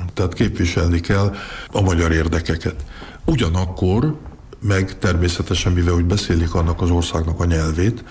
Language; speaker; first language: Hungarian; early bilingual, heritage; Hungarian